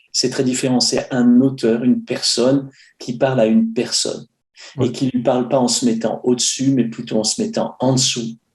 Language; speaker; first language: French; native; French